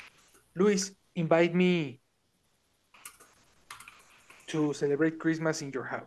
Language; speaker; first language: English; non-native, fluent; Spanish